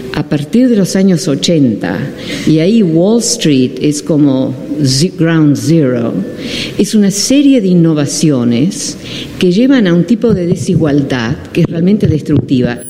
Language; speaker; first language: Spanish; non-native, fluent; Dutch